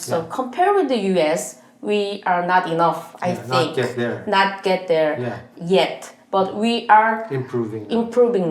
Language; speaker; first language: English; non-native, learner; Korean